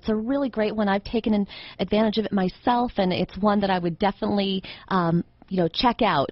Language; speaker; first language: English; native; English